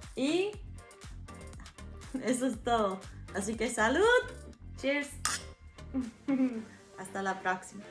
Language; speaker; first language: Spanish; non-native, fluent; English